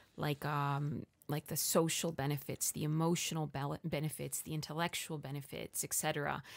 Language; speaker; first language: English; early bilingual, other home language; Spanish